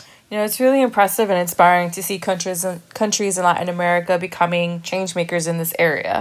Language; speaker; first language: English; early bilingual, other home language; Spanish